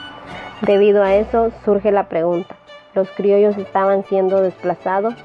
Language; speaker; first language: Spanish; native; Spanish